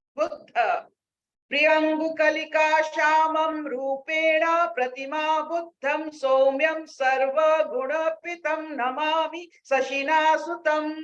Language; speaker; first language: Hindi; non-native, local second language; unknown